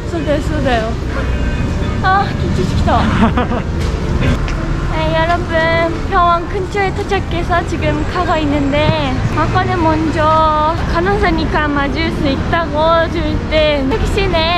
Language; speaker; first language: Korean; non-native, fluent; Japanese